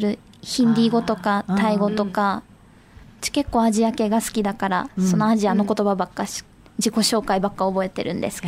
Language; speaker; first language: Japanese; native; Japanese